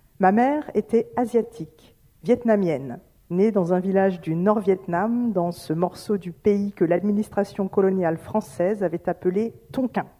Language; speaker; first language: French; native; French